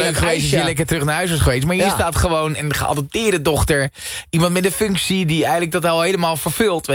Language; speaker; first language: Dutch; native; Dutch